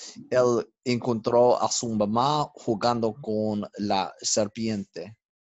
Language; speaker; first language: Spanish; non-native, learner; English